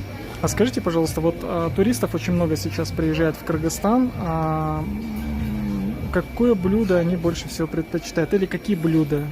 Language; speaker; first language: Russian; non-native, local second language; Kyrgyz